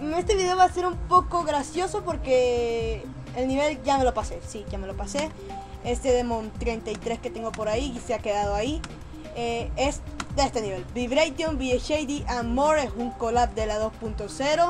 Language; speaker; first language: Spanish; native; Spanish